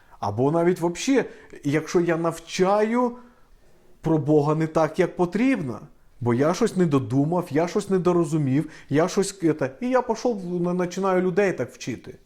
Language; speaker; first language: Ukrainian; non-native, local second language; Russian